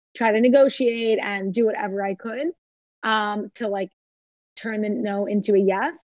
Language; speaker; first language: English; native; English